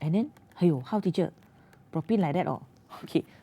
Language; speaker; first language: English; non-native, local second language; Malay